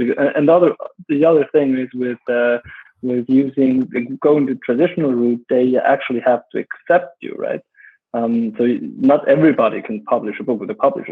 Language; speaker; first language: English; non-native, fluent; German